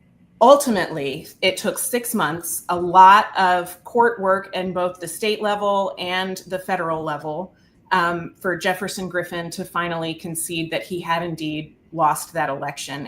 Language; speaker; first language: English; native; English